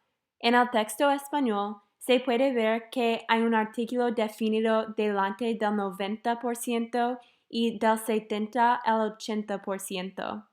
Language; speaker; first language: Spanish; non-native, fluent; English